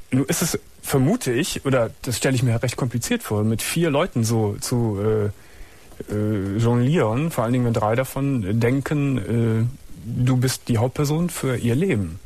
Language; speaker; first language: German; native; German